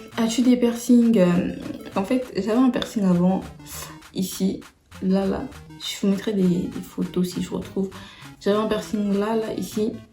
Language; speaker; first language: French; early bilingual, other home language; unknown